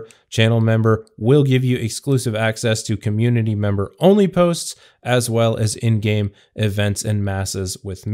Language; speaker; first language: English; native; English